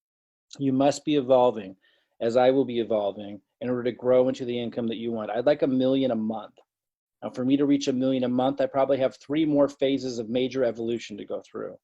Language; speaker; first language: English; native; English